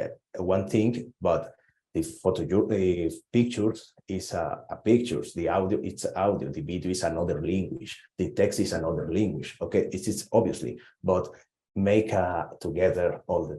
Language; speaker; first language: English; non-native, learner; Spanish